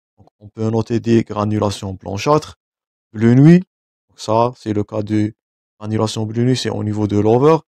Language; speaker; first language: French; non-native, local second language; Arabic